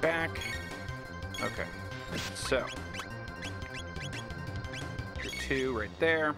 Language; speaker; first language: English; native; English